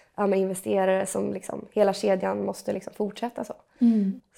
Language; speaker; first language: Swedish; native; Swedish